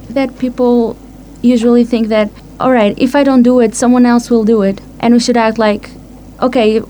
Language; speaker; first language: English; non-native, fluent; Portuguese